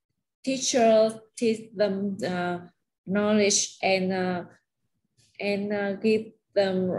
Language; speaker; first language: English; non-native, learner; Vietnamese